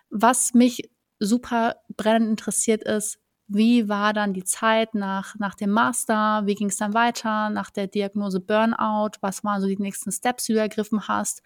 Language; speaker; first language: German; native; German